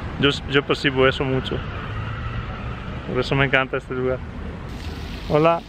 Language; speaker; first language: Spanish; non-native, fluent; Italian